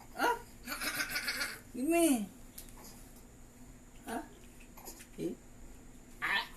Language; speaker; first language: English; non-native, local second language; Filipino